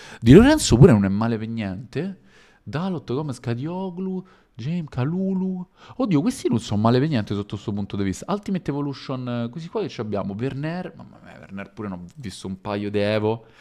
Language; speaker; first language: Italian; native; Italian